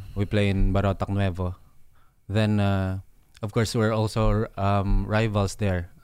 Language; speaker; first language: English; non-native, local second language; Hiligaynon